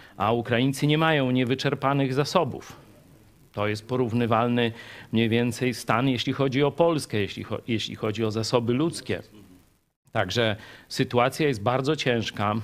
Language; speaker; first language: Polish; native; Polish